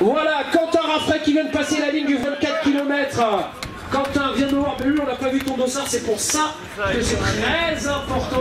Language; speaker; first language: French; native; French